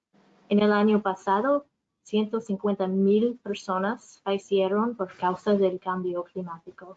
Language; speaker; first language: Spanish; non-native, fluent; English